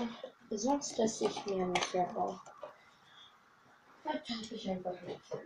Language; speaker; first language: German; early bilingual, other home language; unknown